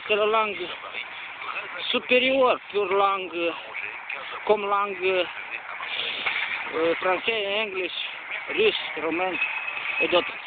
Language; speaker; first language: French; non-native, learner; Romanian